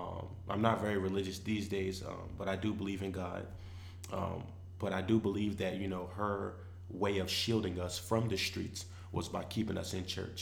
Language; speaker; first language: English; native; English